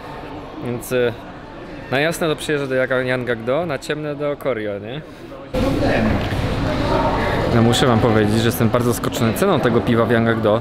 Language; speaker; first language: Polish; native; Polish